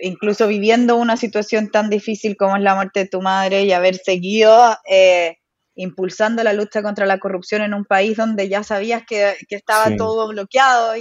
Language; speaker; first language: Spanish; native; Spanish